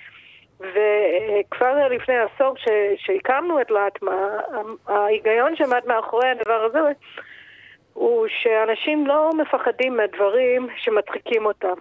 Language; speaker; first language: Hebrew; non-native, fluent; English